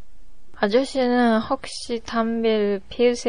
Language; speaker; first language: Korean; non-native, learner; Japanese